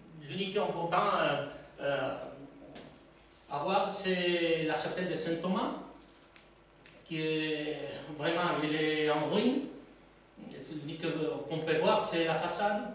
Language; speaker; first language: French; non-native, learner; Spanish